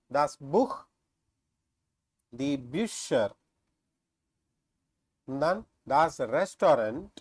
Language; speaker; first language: German; non-native, learner; Tamil